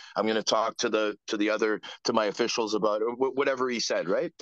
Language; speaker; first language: English; native; English